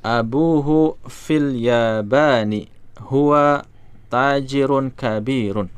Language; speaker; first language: Arabic; non-native, learner; Indonesian